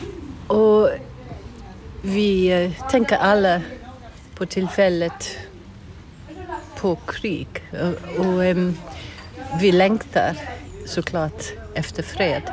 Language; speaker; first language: Swedish; non-native, fluent; English